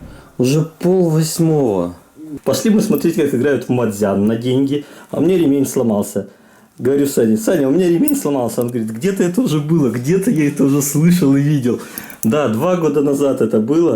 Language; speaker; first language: Russian; native; Russian